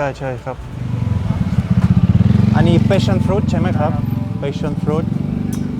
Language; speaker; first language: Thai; non-native, learner; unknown